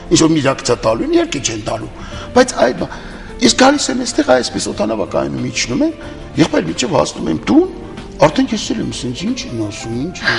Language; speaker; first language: Armenian; early bilingual, heritage; Armenian